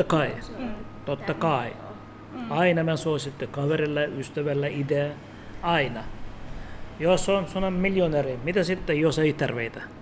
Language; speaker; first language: Finnish; non-native, learner; Turkish